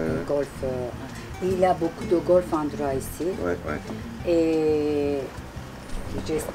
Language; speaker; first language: French; non-native, learner; Turkish